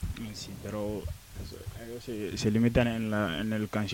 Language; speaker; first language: Spanish; non-native, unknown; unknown